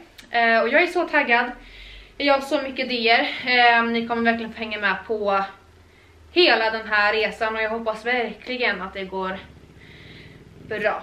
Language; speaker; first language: Swedish; native; Swedish